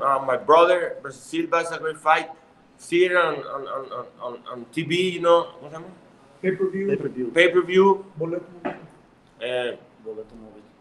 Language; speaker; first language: English; non-native, learner; Spanish